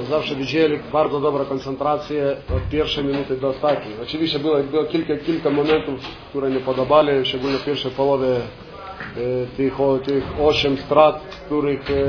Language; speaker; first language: Polish; non-native, fluent; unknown